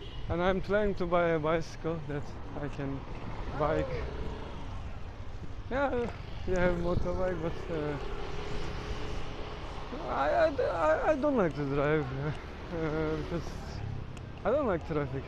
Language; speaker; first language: English; non-native, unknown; Turkish